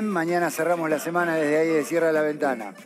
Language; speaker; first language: Spanish; native; Spanish